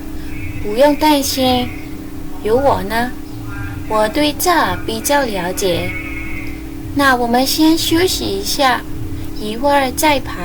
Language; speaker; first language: Chinese; non-native, fluent; Burmese